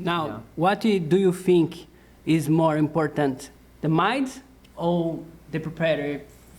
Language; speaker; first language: English; non-native, learner; Portuguese